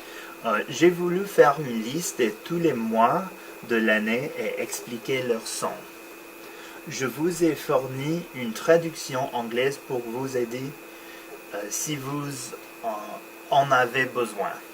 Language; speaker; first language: French; non-native, learner; English